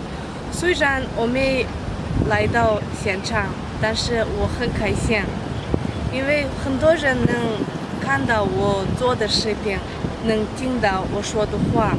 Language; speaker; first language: Chinese; non-native, fluent; Kyrgyz